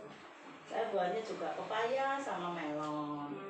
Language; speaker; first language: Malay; non-native, local second language; Javanese